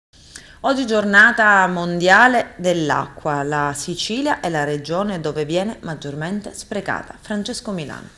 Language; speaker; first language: Italian; native; Italian